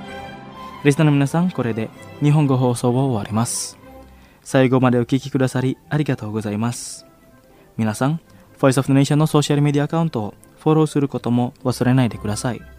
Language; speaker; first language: Japanese; non-native, fluent; Indonesian